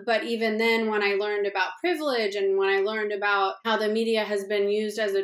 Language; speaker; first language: English; native; English